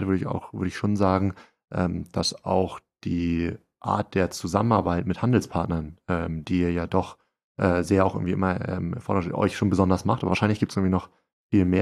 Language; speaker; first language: German; native; German